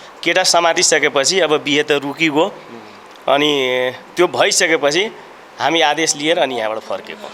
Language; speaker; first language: Nepali; non-native, local second language; Maithili